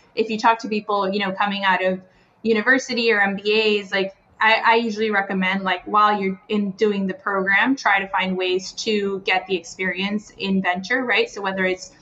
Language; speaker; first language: English; non-native, fluent; Spanish